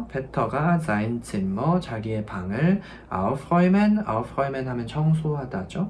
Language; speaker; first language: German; non-native, fluent; Korean